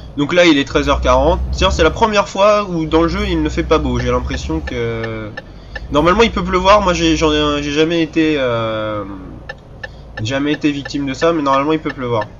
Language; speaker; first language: French; native; French